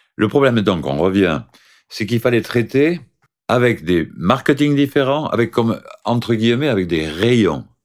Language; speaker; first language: French; native; French